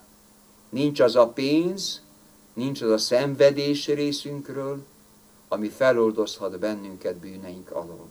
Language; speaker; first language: Hungarian; native; Hungarian